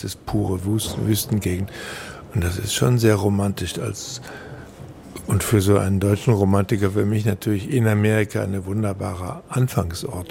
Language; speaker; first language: German; native; German